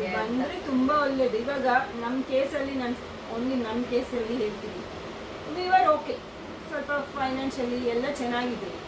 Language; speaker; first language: Kannada; non-native, local second language; Telugu